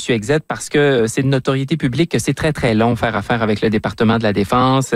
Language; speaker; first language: French; native; French